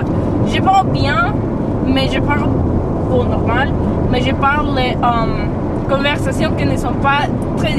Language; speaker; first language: French; non-native, learner; Spanish